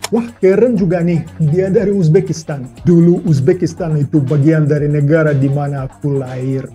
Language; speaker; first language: Indonesian; non-native, fluent; Russian